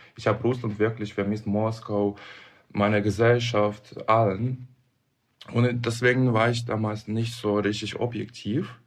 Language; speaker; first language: German; non-native, fluent; Russian